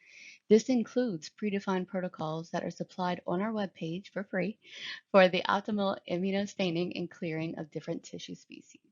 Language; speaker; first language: English; native; English